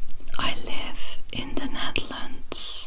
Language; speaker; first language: English; non-native, fluent; Dutch